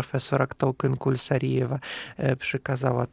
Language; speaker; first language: Polish; non-native, fluent; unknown